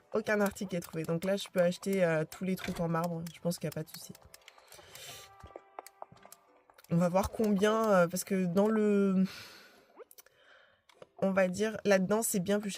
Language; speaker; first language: French; native; French